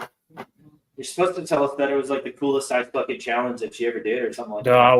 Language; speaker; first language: English; native; English